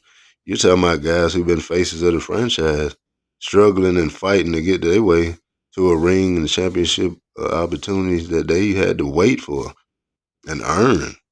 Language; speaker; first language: English; native; English